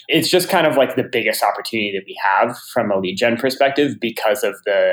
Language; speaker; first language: English; native; English